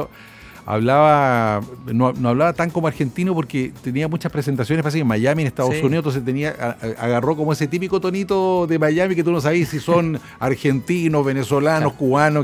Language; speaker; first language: Spanish; native; Spanish